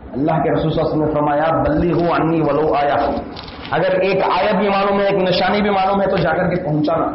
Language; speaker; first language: Urdu; native; Urdu